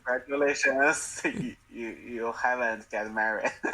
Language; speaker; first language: English; non-native, learner; Chinese